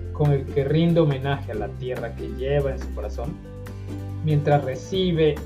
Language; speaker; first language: Spanish; native; Spanish